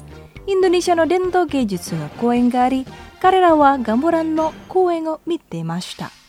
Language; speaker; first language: Japanese; non-native, fluent; Indonesian